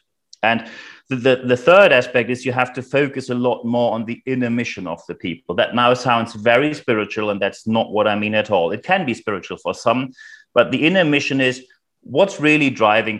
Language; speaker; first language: English; non-native, fluent; German